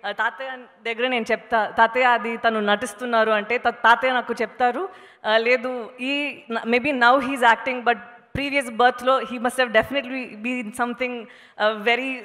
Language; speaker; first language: Telugu; non-native, fluent; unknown